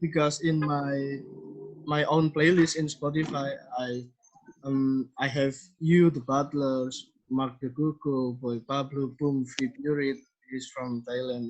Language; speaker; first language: English; non-native, learner; Indonesian